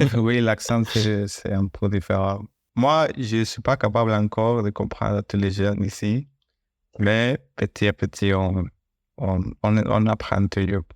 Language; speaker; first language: French; non-native, learner; Spanish